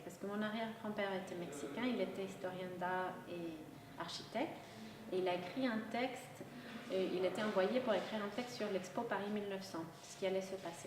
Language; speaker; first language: French; non-native, local second language; Spanish